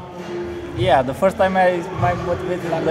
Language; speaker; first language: English; non-native, learner; Romanian